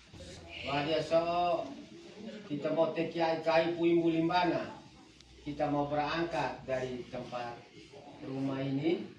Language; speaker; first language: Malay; non-native, local second language; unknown